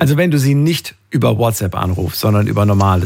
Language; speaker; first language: German; native; German